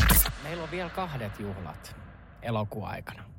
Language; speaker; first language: Finnish; native; Finnish